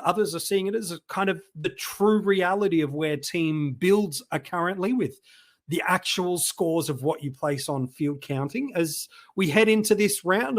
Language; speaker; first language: English; native; English